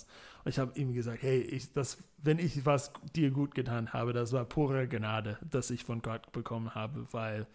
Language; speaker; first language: German; non-native, fluent; English